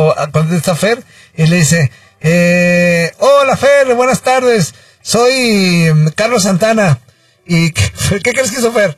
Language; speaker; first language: Spanish; native; Spanish